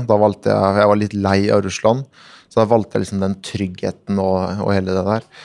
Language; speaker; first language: Norwegian; native; Norwegian